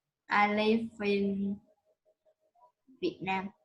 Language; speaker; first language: English; non-native, learner; Vietnamese